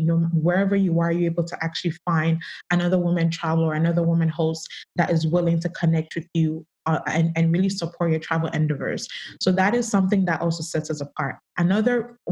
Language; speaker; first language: English; native; English